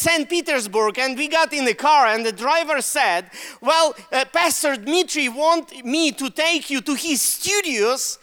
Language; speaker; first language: English; non-native, fluent; Russian